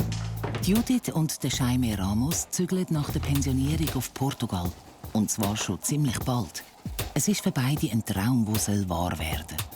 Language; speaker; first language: German; native; German